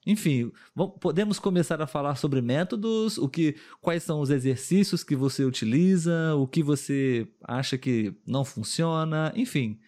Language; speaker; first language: Portuguese; native; Portuguese